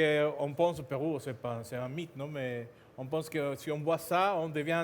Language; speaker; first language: French; non-native, fluent; Spanish